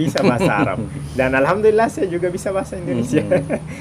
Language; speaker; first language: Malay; non-native, fluent; Arabic